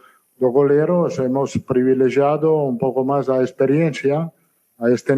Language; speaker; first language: Spanish; non-native, fluent; Italian